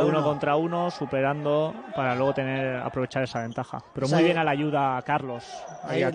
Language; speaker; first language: Spanish; native; Spanish